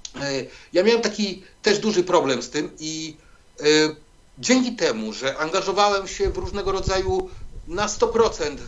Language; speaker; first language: Polish; native; Polish